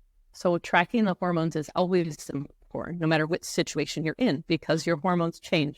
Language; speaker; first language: English; native; English